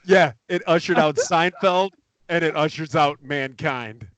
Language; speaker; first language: English; native; English